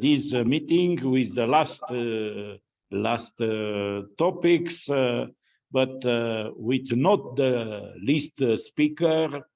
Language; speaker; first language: English; non-native, fluent; Romanian